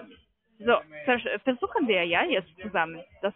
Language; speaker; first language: German; non-native, learner; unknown